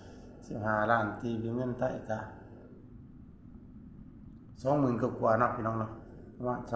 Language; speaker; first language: Thai; non-native, local second language; Northeastern Thai